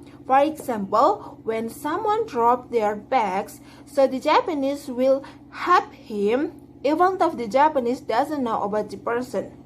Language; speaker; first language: English; non-native, learner; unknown